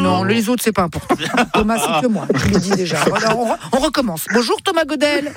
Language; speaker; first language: French; native; French